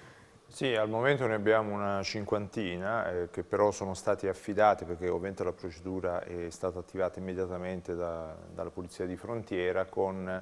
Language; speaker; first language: Italian; native; Italian